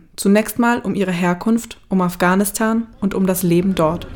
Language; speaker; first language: German; native; German